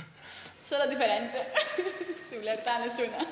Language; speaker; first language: Italian; non-native, learner; Greek